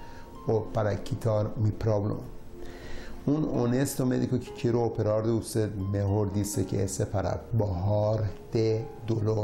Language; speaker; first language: Spanish; non-native, learner; Persian